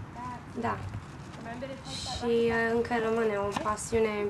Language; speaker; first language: Romanian; early bilingual, heritage; Romanian